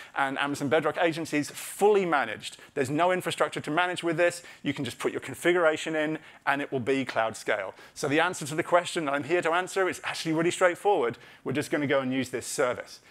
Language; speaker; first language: English; native; English